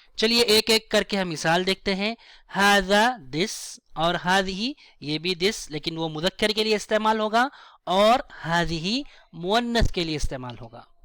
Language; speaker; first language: Urdu; native; Urdu